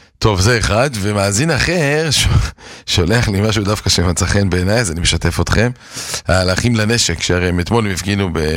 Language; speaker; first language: Hebrew; native; Hebrew